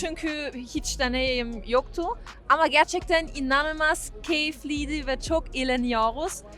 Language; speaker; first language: Turkish; non-native, fluent; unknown